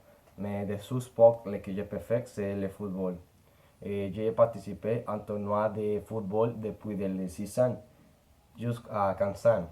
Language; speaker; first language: French; non-native, learner; Spanish